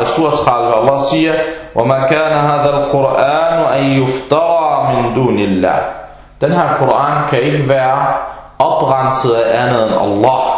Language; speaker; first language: Danish; early bilingual, other home language; Arabic